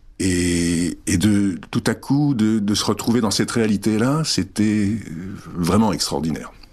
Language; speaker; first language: French; early bilingual, other home language; Czech